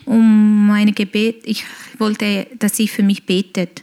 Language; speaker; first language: German; non-native, fluent; Portuguese